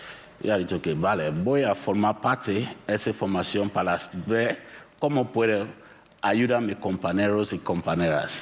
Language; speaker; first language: Spanish; non-native, learner; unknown